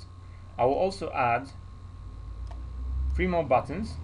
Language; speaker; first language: English; non-native, fluent; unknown